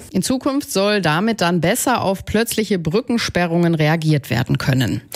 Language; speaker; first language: German; native; German